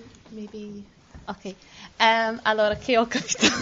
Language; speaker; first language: Italian; non-native, learner; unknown